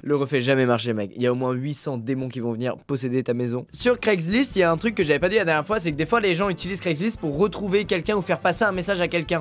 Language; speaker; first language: French; native; French